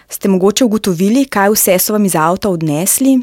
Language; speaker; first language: Slovenian; native; Slovenian